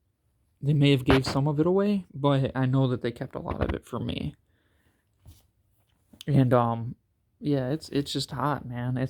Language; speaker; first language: English; native; English